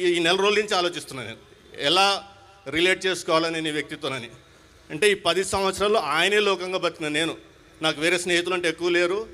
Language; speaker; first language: Telugu; non-native, local second language; Hindi